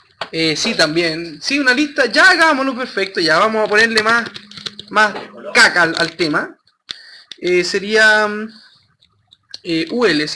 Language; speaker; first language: Spanish; native; Spanish